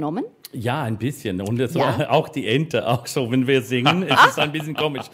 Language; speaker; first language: German; non-native, learner; English